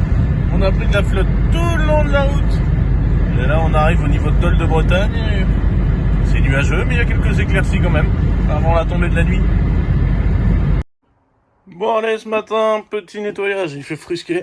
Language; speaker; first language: French; native; French